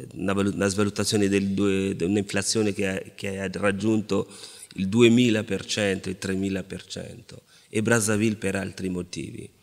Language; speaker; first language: Italian; non-native, fluent; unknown